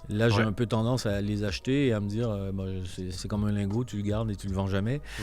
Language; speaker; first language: French; native; French